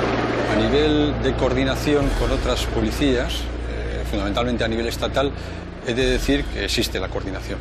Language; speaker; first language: Spanish; native; Spanish